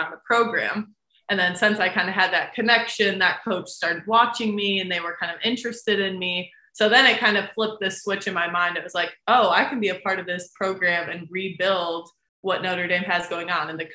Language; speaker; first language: English; native; English